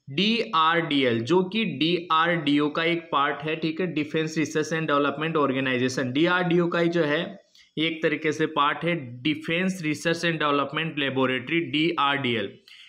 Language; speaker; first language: Hindi; native; Hindi